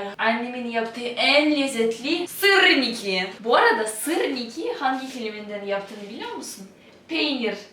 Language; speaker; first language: Turkish; non-native, fluent; Ukrainian